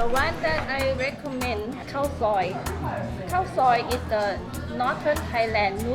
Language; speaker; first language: English; non-native, fluent; Thai